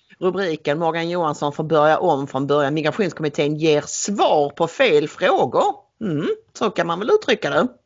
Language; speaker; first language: Swedish; native; Swedish